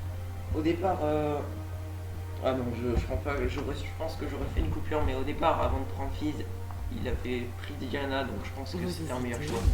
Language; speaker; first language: French; native; French